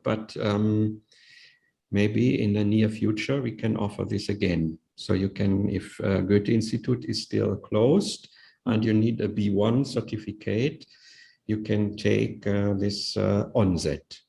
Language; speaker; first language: English; non-native, fluent; Indonesian